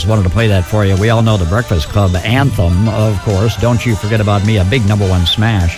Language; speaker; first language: English; native; English